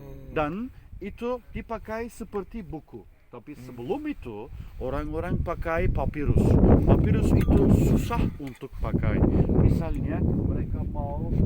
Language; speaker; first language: Indonesian; non-native, fluent; Turkish